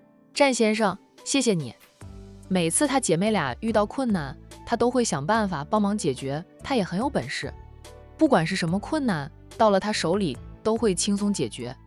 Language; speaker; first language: Chinese; native; Chinese